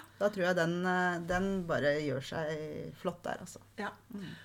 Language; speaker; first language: Norwegian; native; Norwegian